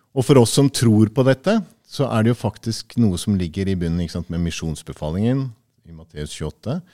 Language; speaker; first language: Norwegian; early bilingual, heritage; Norwegian